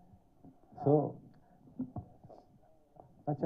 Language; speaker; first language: Telugu; native; Telugu